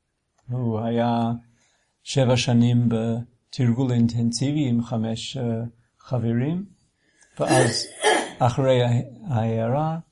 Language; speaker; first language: Hebrew; non-native, fluent; English